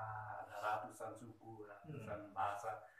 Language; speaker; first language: Indonesian; early bilingual, heritage; Dutch